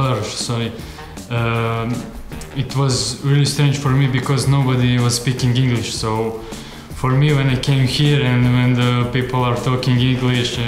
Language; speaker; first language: English; non-native, fluent; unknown